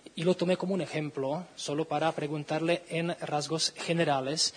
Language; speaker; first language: Spanish; non-native, fluent; Czech